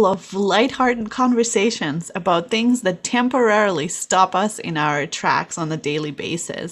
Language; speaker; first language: English; non-native, fluent; Kazakh